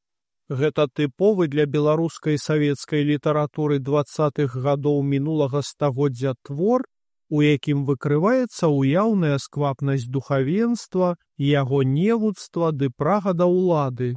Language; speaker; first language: Belarusian; native; Belarusian